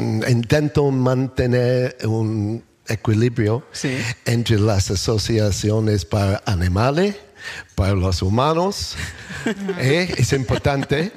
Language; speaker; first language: Spanish; non-native, learner; English